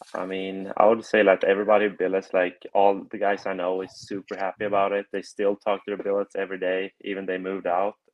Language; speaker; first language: English; non-native, fluent; Swedish